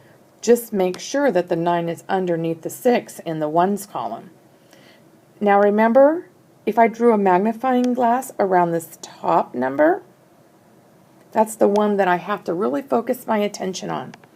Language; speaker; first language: English; native; English